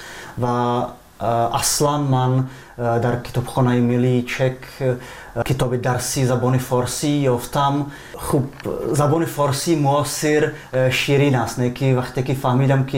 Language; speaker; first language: Persian; non-native, fluent; Czech